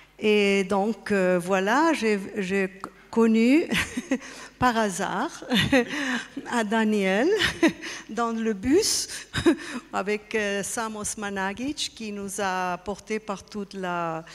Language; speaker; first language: French; non-native, fluent; Spanish